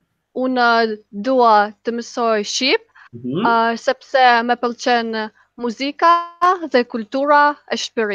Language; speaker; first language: Albanian; non-native, learner; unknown